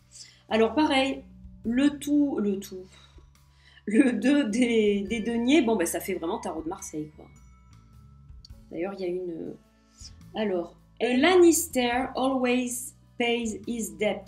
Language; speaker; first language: French; native; French